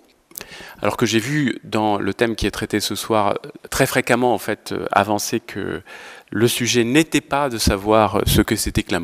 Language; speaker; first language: French; native; French